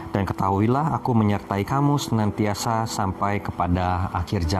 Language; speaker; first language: Indonesian; native; Indonesian